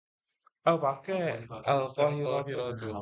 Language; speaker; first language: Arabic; non-native, learner; Indonesian